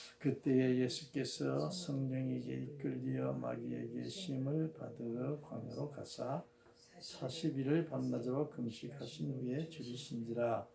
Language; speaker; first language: Korean; native; Korean